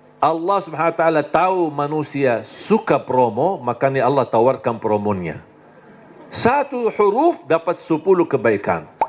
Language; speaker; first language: Indonesian; non-native, fluent; Arabic